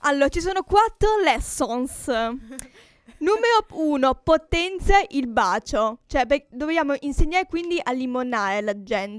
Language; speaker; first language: Italian; native; Italian